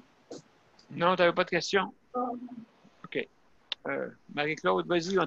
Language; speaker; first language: French; native; French